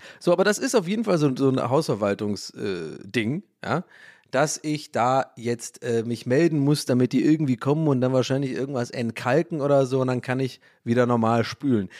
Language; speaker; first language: German; early bilingual, other home language; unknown